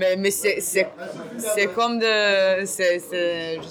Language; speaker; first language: French; non-native, learner; Hebrew